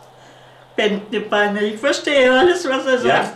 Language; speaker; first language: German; early bilingual, heritage; German